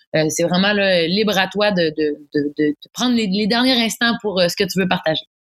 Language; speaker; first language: French; native; French